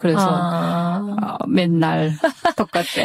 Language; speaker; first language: Korean; non-native, fluent; Kyrgyz